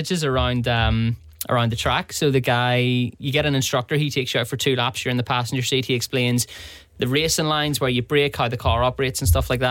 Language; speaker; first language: English; native; English